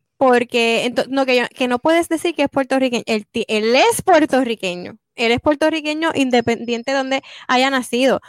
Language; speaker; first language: Spanish; native; Spanish